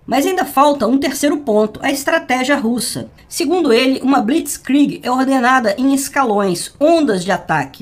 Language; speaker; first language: Portuguese; native; Portuguese